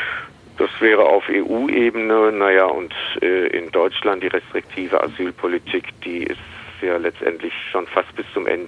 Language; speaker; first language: German; native; German